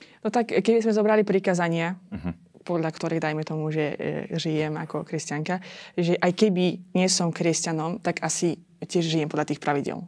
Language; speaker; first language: Slovak; non-native, fluent; Azerbaijani